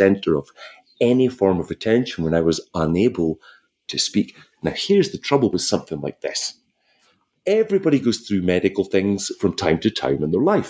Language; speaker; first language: English; native; English